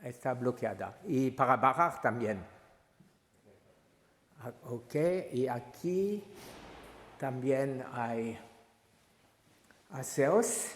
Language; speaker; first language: Spanish; non-native, learner; French